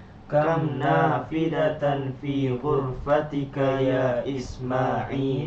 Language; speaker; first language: Arabic; non-native, learner; Indonesian